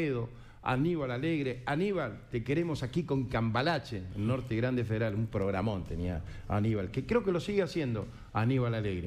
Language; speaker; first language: Spanish; native; Spanish